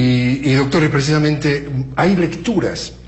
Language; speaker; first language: Spanish; native; Spanish